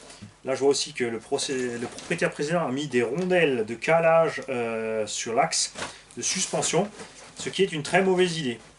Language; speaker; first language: French; native; French